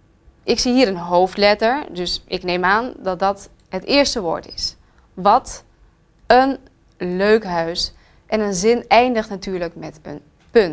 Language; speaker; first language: Dutch; native; Dutch